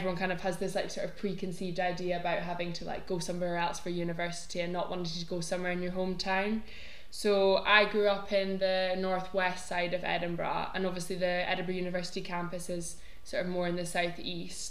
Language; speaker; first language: English; native; English